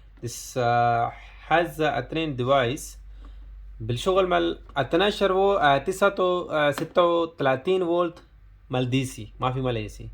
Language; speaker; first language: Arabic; non-native, learner; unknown